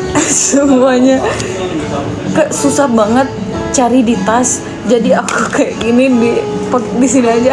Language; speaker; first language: Indonesian; native; Indonesian